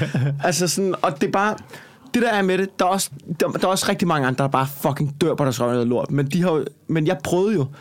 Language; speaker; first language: Danish; native; Danish